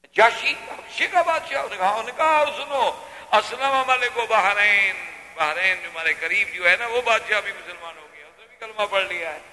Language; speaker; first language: Urdu; native; Urdu